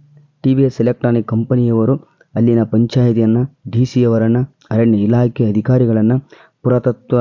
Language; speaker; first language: Kannada; native; Kannada